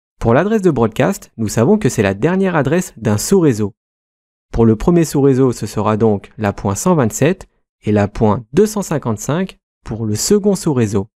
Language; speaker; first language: French; native; French